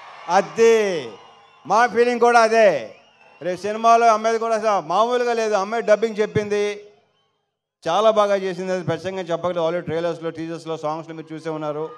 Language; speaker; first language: Telugu; native; Telugu